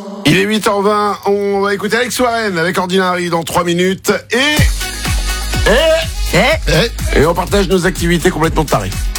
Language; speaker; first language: French; native; French